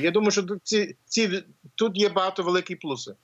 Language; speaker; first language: Ukrainian; early bilingual, heritage; English